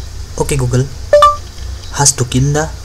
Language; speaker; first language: German; non-native, learner; Indonesian